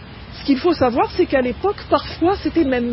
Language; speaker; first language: French; native; French